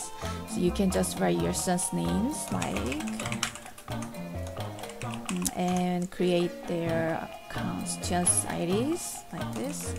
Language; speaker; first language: English; non-native, fluent; Korean